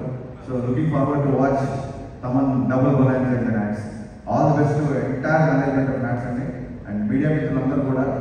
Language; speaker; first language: Telugu; native; Telugu